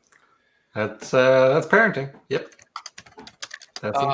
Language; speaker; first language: English; native; English